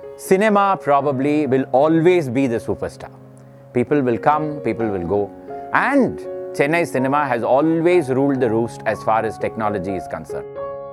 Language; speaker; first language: English; non-native, local second language; Tamil